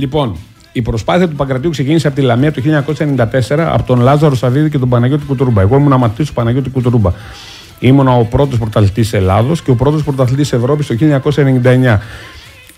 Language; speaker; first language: Greek; native; Greek